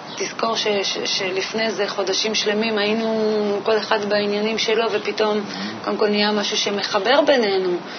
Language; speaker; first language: Hebrew; native; Hebrew